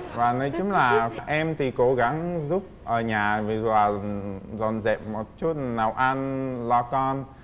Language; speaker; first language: Vietnamese; non-native, fluent; Czech